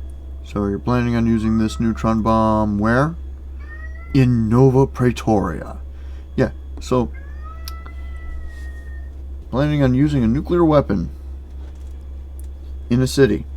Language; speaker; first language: English; native; English